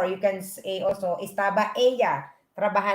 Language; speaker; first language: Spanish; non-native, fluent; Filipino